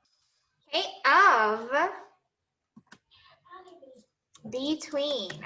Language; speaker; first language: English; non-native, fluent; Portuguese